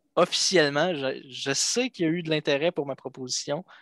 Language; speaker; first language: French; native; French